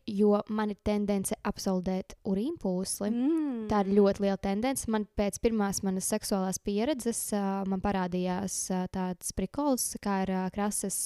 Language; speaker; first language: Latvian; native; Latvian